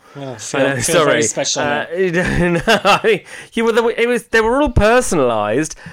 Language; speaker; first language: English; native; English